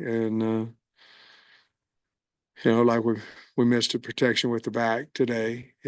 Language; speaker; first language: English; native; English